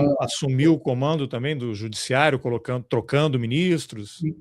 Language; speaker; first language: Portuguese; native; Portuguese